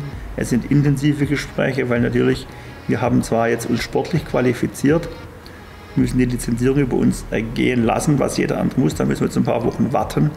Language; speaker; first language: German; native; German